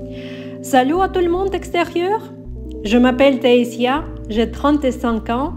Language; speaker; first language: French; non-native, learner; Ukrainian